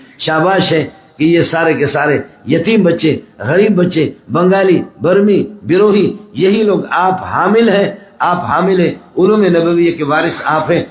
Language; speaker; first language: Urdu; non-native, local second language; Baluchi